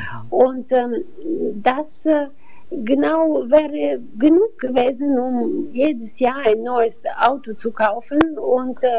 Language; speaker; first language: German; non-native, fluent; Bulgarian